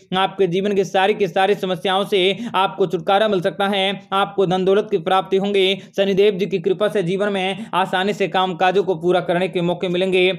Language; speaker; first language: Hindi; native; Hindi